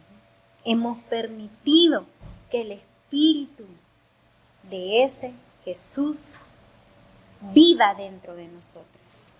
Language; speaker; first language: Spanish; native; Spanish